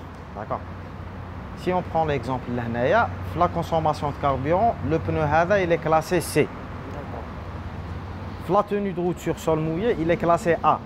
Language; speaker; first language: French; non-native, local second language; Arabic